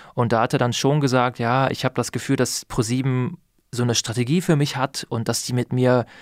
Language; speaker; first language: German; native; German